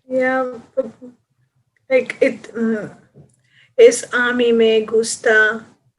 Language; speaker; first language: Spanish; non-native, learner; English